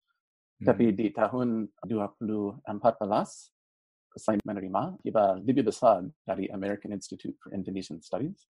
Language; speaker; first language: Indonesian; non-native, fluent; English